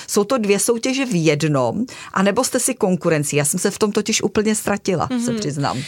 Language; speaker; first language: Czech; native; Czech